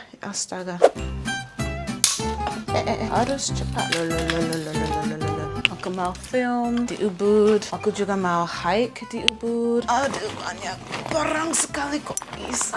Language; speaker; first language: Indonesian; non-native, learner; English